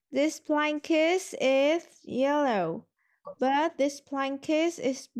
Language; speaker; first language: English; non-native, learner; Vietnamese